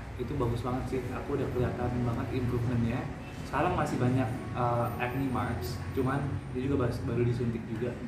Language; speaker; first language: Indonesian; native; Indonesian